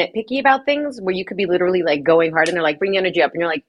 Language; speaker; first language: English; native; English